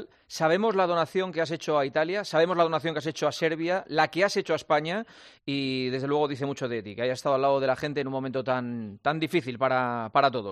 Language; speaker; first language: Spanish; native; Spanish